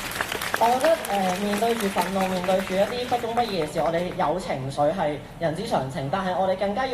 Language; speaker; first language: Cantonese; native; Cantonese